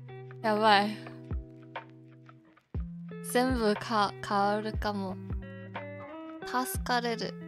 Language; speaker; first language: Japanese; non-native, learner; Korean